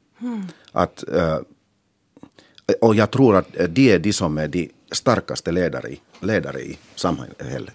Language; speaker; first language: Swedish; non-native, local second language; Finnish